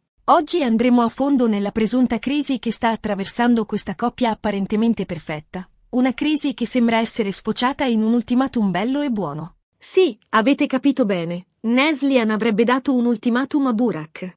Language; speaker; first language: Italian; native; Italian